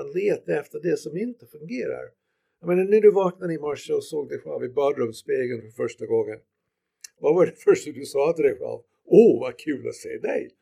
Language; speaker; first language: Swedish; non-native, fluent; English